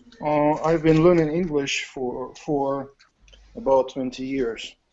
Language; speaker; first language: English; non-native, fluent; Russian